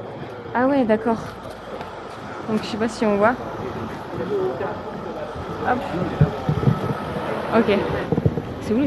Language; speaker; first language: French; native; French